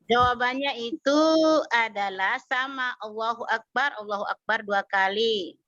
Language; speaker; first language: Indonesian; native; Indonesian